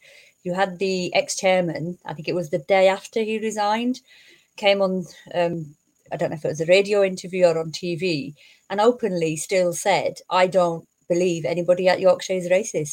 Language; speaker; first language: English; native; English